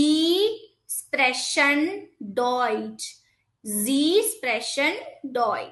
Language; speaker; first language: German; non-native, fluent; Hindi